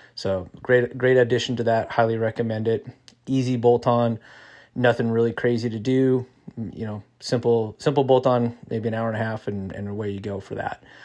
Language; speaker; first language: English; native; English